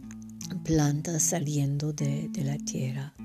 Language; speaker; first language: Spanish; non-native, fluent; English